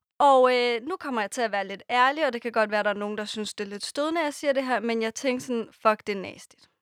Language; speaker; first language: Danish; early bilingual, other home language; Persian